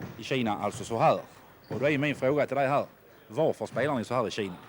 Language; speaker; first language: Swedish; native; Swedish